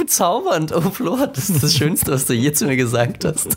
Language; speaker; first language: German; native; German